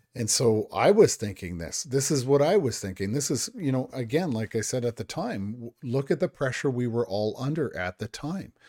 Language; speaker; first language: English; native; English